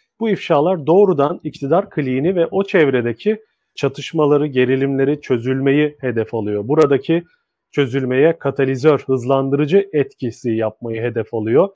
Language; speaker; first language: Turkish; native; Turkish